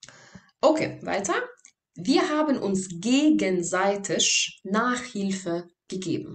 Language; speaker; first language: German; non-native, fluent; Arabic